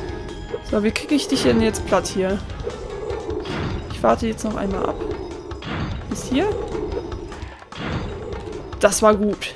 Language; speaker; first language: German; native; German